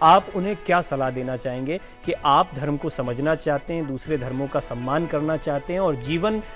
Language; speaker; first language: Hindi; native; Hindi